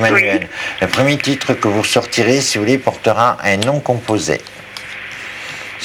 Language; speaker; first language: French; native; French